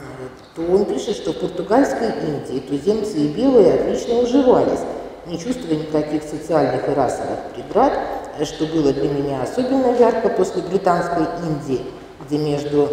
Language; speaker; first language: Russian; native; Russian